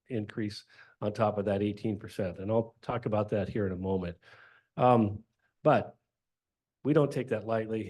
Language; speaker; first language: English; native; English